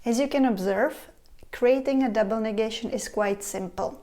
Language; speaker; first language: English; non-native, fluent; Czech